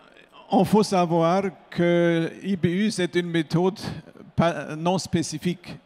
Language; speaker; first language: French; non-native, fluent; German